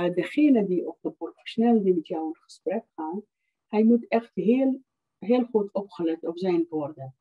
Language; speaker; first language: Dutch; non-native, fluent; Arabic